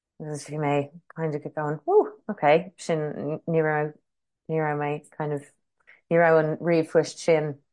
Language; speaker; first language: Irish; non-native, local second language; English